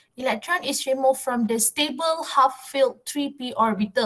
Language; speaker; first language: English; non-native, local second language; Malay